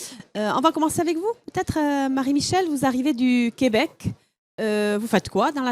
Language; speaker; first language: French; native; French